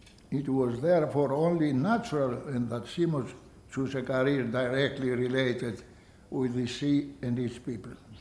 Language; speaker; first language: English; non-native, fluent; Greek